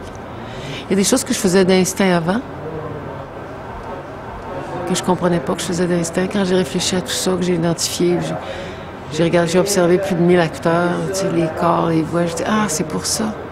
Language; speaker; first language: French; native; French